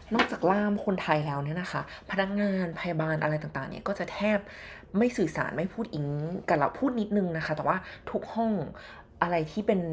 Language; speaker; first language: Thai; native; Thai